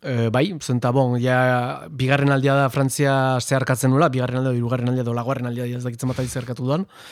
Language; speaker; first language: Basque; non-native, fluent; Spanish